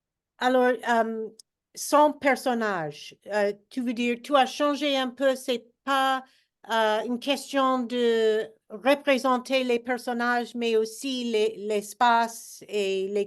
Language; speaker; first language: French; non-native, fluent; English